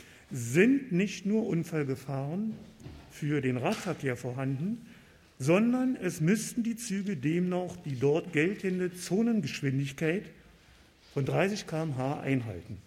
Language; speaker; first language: German; native; German